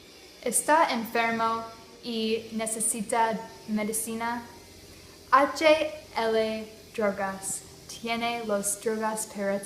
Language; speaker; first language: Spanish; non-native, learner; English